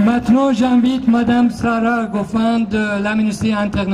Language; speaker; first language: French; non-native, learner; Persian